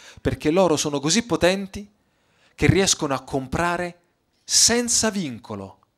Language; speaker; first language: Italian; native; Italian